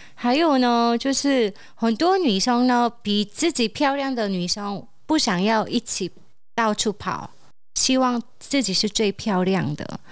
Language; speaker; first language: Chinese; non-native, fluent; Korean